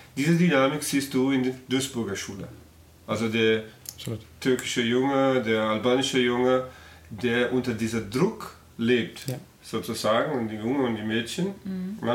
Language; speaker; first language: German; non-native, fluent; Portuguese